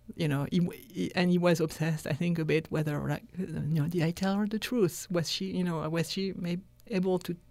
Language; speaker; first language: English; non-native, fluent; French